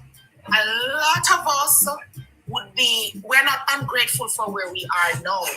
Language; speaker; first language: English; native; English